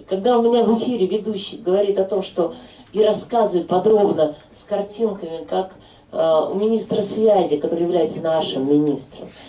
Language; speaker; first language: Russian; native; Russian